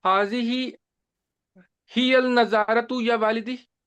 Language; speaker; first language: Arabic; non-native, learner; Urdu